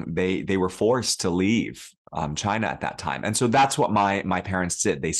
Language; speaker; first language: English; early bilingual, other home language; Cantonese